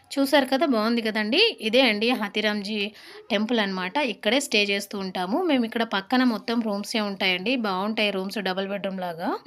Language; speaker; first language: Telugu; non-native, local second language; Lambadi